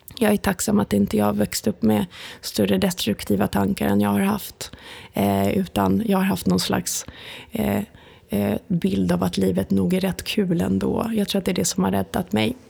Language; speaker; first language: Swedish; early bilingual, other home language; Italian